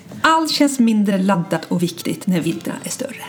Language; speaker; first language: Swedish; native; Swedish